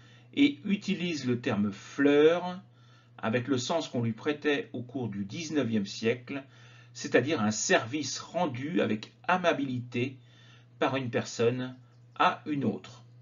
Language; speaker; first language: French; native; French